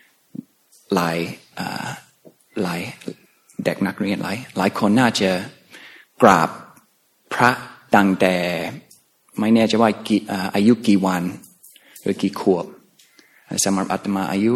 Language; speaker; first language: Thai; non-native, fluent; English